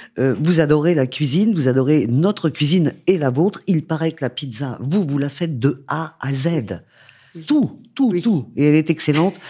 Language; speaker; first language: French; native; French